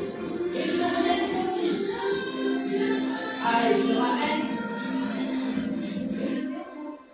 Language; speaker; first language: French; native; French